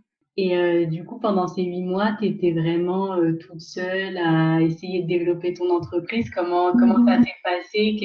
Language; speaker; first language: French; native; French